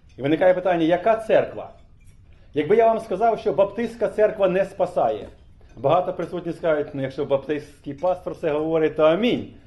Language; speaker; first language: Ukrainian; native; Ukrainian